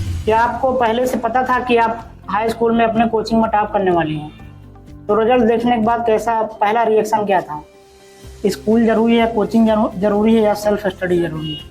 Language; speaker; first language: Hindi; native; Hindi